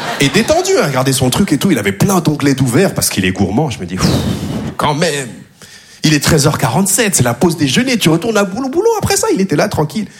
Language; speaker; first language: French; native; French